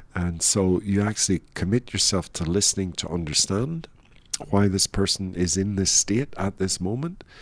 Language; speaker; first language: English; native; English